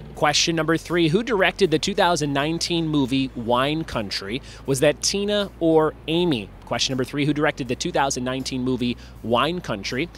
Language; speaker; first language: English; native; English